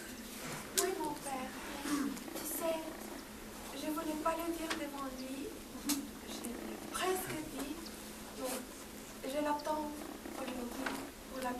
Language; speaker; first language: French; non-native, learner; Spanish